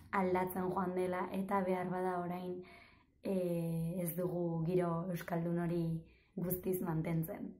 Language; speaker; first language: Basque; non-native, local second language; Spanish